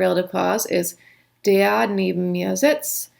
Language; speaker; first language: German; non-native, fluent; English